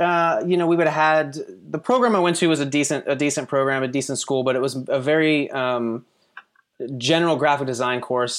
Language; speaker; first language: English; native; English